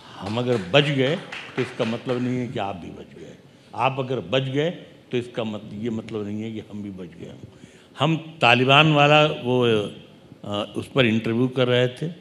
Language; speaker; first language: Hindi; native; Hindi